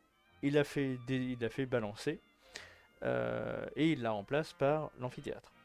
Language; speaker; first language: French; native; French